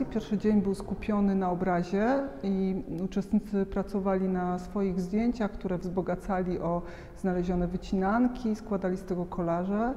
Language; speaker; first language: Polish; native; Polish